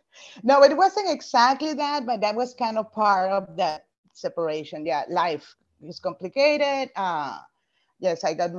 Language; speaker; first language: English; non-native, fluent; Spanish